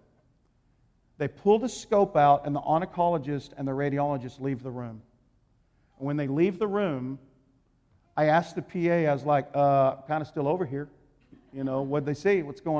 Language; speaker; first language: English; native; English